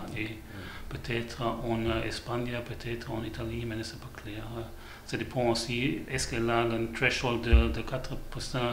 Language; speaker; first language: French; non-native, learner; German